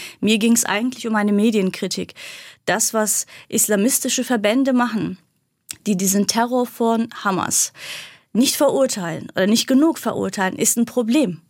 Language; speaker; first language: German; non-native, fluent; Kurdish